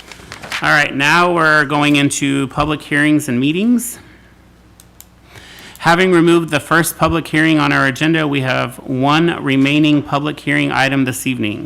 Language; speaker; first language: English; native; English